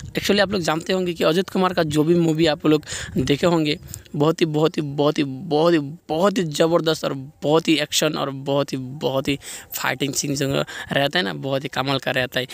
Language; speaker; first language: Hindi; non-native, local second language; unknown